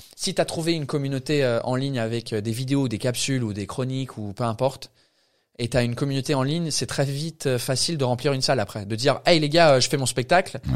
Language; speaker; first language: French; non-native, fluent; English